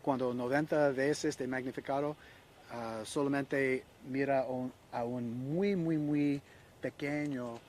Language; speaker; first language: Spanish; non-native, learner; English